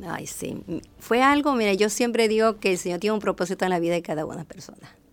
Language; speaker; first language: Spanish; native; Spanish